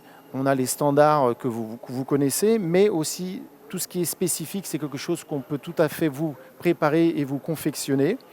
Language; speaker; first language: French; native; French